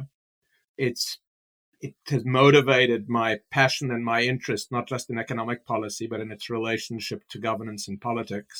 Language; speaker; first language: English; native; English